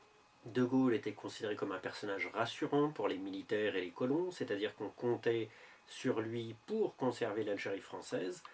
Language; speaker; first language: French; native; French